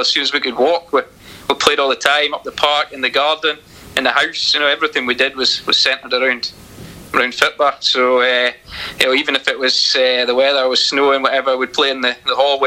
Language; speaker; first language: English; native; English